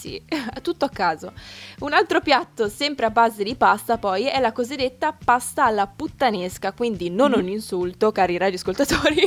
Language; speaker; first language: Italian; native; Italian